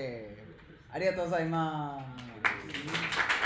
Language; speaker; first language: Japanese; non-native, fluent; English